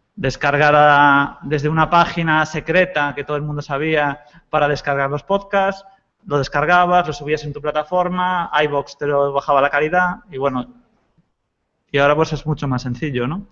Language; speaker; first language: Spanish; native; Spanish